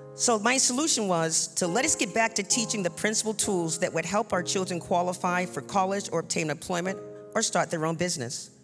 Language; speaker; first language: English; native; English